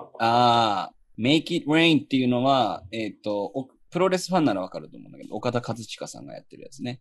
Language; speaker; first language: Japanese; native; Japanese